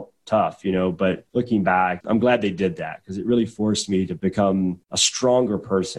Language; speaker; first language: English; native; English